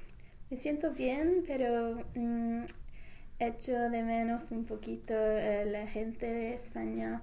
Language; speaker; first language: Spanish; non-native, fluent; English